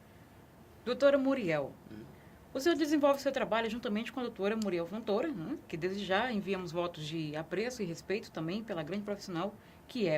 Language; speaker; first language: Portuguese; native; Portuguese